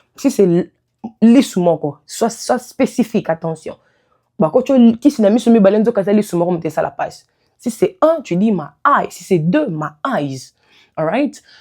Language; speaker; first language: French; non-native, local second language; Lingala